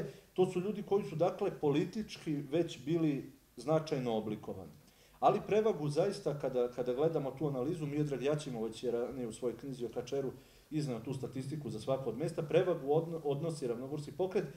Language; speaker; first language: Serbian; native; Serbian